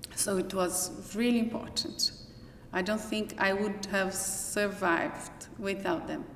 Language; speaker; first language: English; non-native, fluent; Portuguese